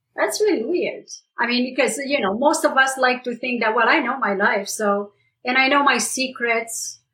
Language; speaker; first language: English; non-native, fluent; Romanian